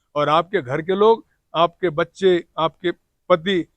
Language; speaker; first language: Hindi; non-native, local second language; Marathi